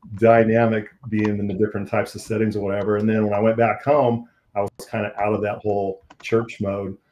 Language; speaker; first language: English; native; English